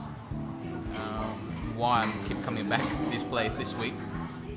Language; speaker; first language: English; native; English